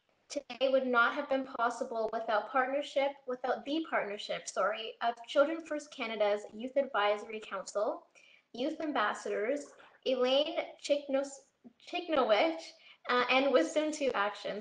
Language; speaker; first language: English; native; English